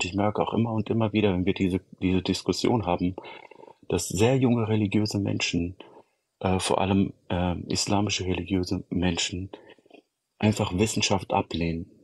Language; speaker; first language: German; early bilingual, other home language; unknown